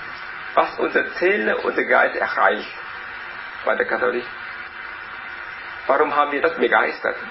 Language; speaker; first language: German; non-native, learner; Vietnamese